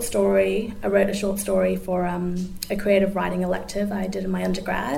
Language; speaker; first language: English; native; English